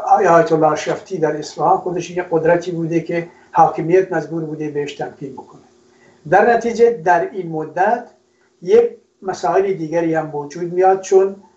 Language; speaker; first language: Persian; non-native, local second language; Kurdish